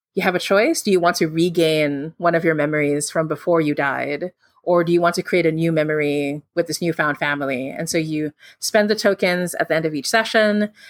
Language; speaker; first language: English; non-native, local second language; Filipino